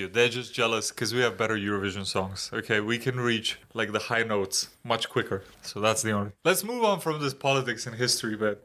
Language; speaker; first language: English; non-native, fluent; Macedonian